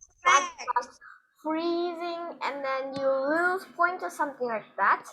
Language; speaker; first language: English; non-native, fluent; Vietnamese